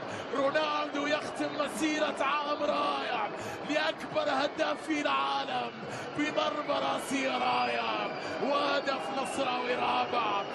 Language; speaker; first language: Arabic; native; Arabic